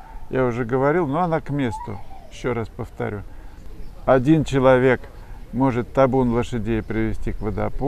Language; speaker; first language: Russian; native; Russian